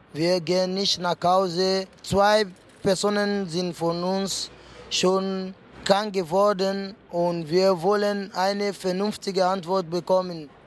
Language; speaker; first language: German; non-native, fluent; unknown